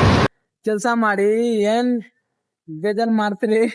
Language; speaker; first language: Kannada; non-native, learner; Hindi